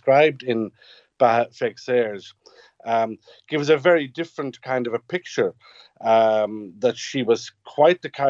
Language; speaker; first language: English; native; English